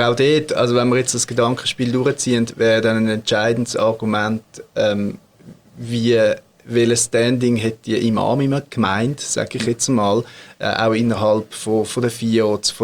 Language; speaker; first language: German; native; German